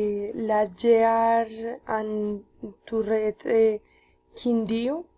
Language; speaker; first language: English; non-native, learner; Spanish